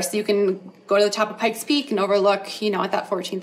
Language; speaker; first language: English; native; English